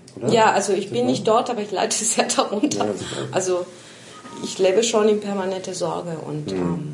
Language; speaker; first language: German; non-native, fluent; Spanish